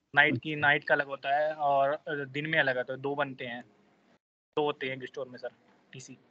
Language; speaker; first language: Hindi; native; Hindi